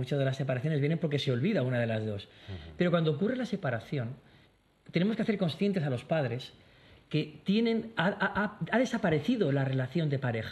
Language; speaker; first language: Spanish; native; Spanish